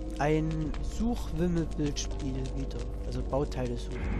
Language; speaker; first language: German; native; German